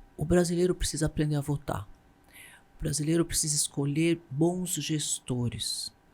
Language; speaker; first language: Portuguese; native; Portuguese